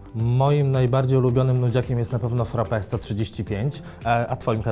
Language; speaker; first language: Polish; native; Polish